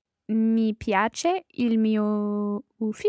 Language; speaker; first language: Italian; non-native, learner; English